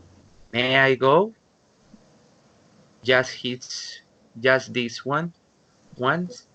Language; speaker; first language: English; non-native, learner; Spanish